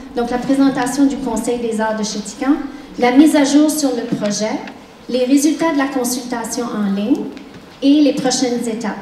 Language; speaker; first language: French; native; French